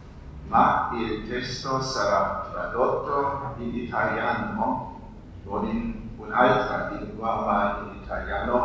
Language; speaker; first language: Italian; non-native, fluent; German